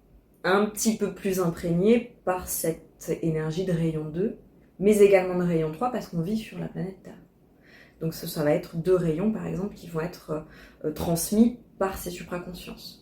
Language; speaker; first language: French; native; French